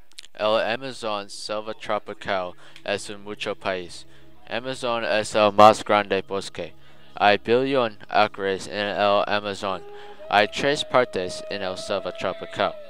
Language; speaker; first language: Spanish; non-native, learner; English